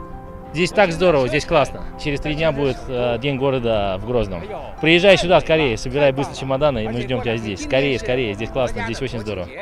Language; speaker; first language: Russian; non-native, fluent; Chinese